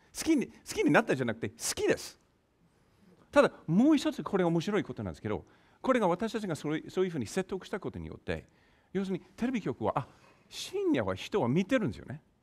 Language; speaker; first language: Japanese; non-native, fluent; English